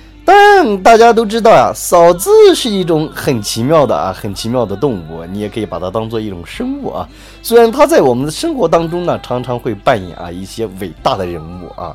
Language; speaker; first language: Chinese; native; Chinese